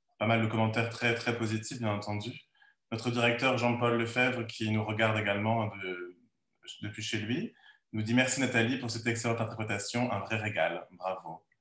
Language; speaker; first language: French; native; French